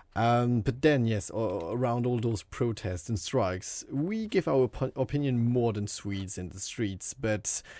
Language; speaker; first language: English; non-native, fluent; French